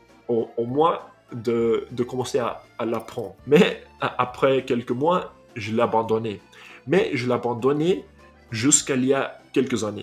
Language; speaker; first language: French; non-native, fluent; English